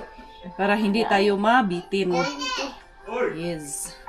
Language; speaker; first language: Filipino; non-native, local second language; Cebuano